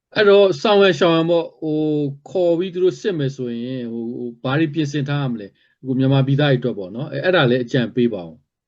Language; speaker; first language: Burmese; native; Burmese